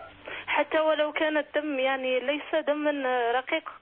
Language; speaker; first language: Arabic; native; Arabic